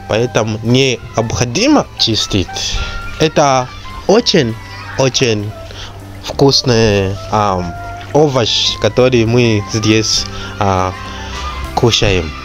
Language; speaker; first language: Russian; non-native, learner; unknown